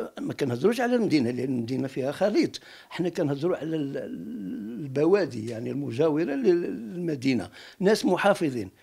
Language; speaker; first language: Arabic; non-native, local second language; Riffian